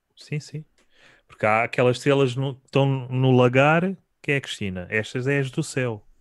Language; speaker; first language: Portuguese; native; Portuguese